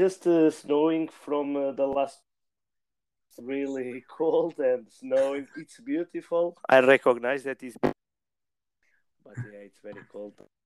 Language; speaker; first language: English; non-native, learner; Portuguese